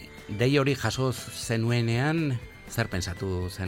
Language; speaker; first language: Basque; native; Basque